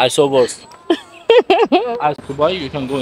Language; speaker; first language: English; non-native, learner; Azerbaijani